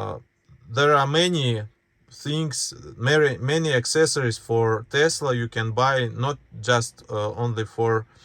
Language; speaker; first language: English; non-native, learner; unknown